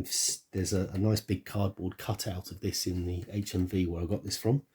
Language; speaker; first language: English; native; English